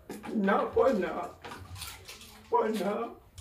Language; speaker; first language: Spanish; non-native, learner; Haitian Creole